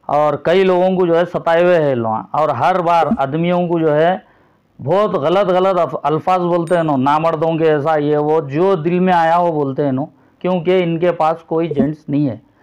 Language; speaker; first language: Hindi; non-native, local second language; Urdu